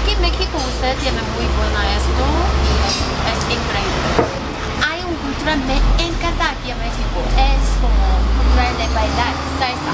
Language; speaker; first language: Spanish; non-native, learner; Korean